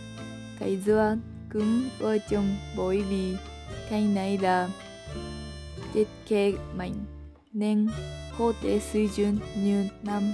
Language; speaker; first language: Vietnamese; non-native, learner; Japanese